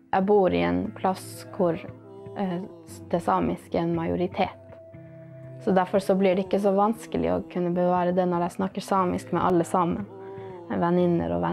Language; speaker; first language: Norwegian; non-native, local second language; Northern Sami